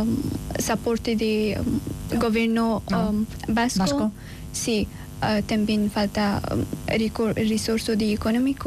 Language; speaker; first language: Spanish; non-native, learner; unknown